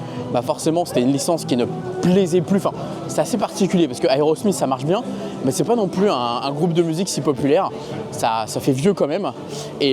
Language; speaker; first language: French; native; French